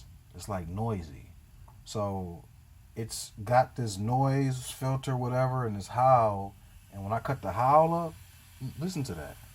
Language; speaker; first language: English; native; English